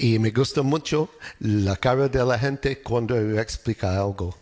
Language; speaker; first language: Spanish; non-native, learner; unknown